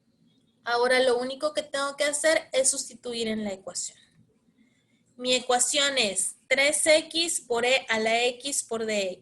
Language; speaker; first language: Spanish; native; Spanish